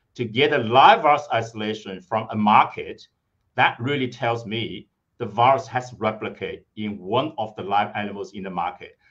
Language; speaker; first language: English; non-native, fluent; Chinese